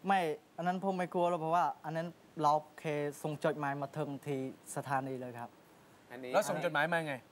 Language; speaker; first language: Thai; non-native, learner; Khmer